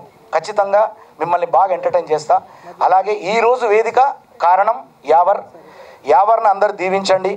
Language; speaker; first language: Telugu; native; Telugu